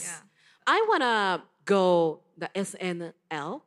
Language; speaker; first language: English; non-native, learner; Japanese